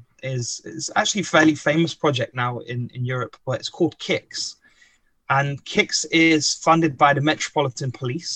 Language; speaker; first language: English; native; English